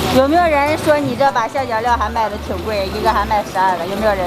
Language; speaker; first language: Chinese; native; Chinese